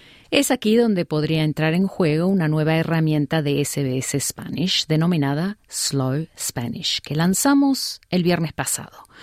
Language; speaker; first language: Spanish; native; Spanish